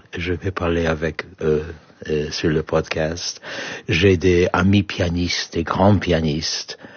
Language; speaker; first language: French; non-native, fluent; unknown